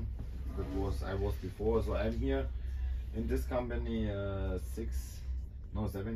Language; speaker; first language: English; non-native, learner; German